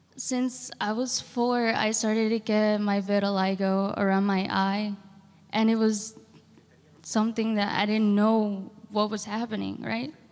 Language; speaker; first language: English; native; English